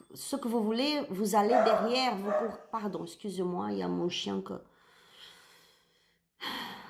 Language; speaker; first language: French; non-native, learner; Spanish